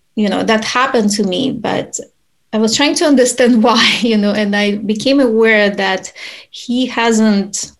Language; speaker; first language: English; non-native, fluent; Ukrainian